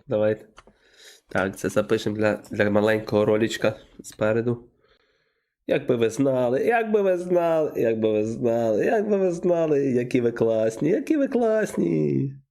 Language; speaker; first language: Ukrainian; native; Ukrainian